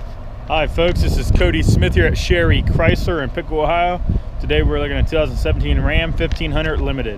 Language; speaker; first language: English; native; English